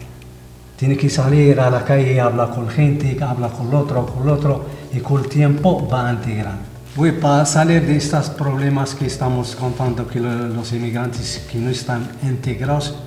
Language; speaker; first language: Spanish; non-native, fluent; Arabic